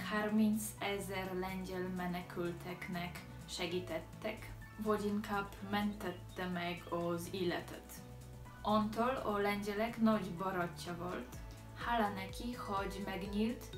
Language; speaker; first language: Hungarian; non-native, learner; Polish